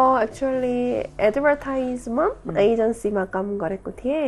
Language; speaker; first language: Nepali; non-native, learner; Korean